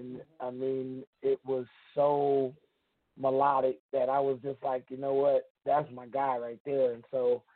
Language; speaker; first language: English; native; English